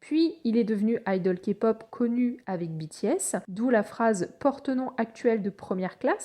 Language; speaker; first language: French; native; French